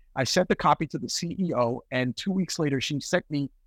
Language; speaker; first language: English; native; English